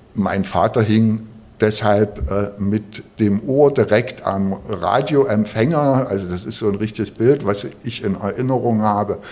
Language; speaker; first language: German; native; German